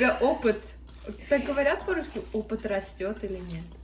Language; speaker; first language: Russian; early bilingual, heritage; Russian